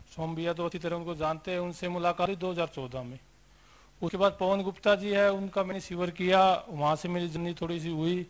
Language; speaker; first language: Hindi; native; Hindi